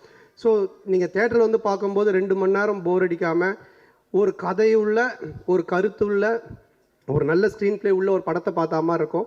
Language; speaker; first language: Tamil; native; Tamil